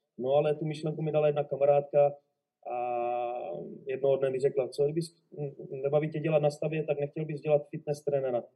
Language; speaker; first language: Czech; native; Czech